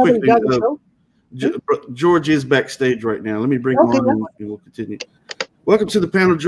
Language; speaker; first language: English; native; English